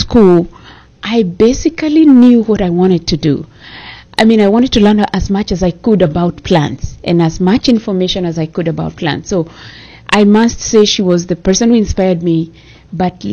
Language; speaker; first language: English; non-native, local second language; Kikuyu